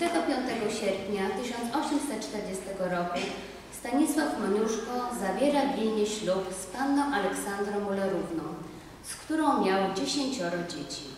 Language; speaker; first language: Polish; native; Polish